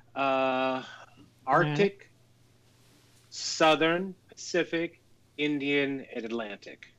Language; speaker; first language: English; native; English